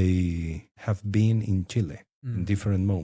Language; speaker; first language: English; non-native, fluent; Spanish